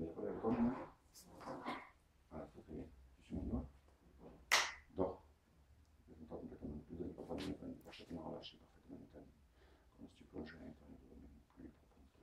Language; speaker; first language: French; native; French